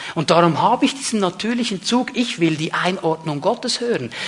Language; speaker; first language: German; native; German